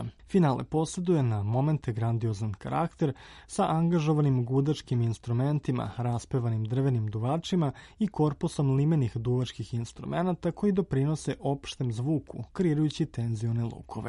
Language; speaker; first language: Croatian; native; Croatian